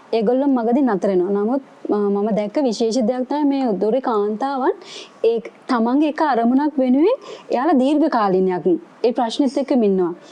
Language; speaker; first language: Sinhala; native; Sinhala